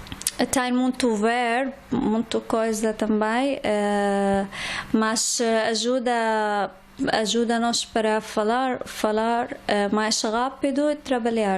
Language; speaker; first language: Portuguese; non-native, learner; Arabic